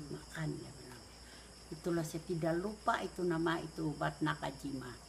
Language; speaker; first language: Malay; non-native, local second language; Central Dusun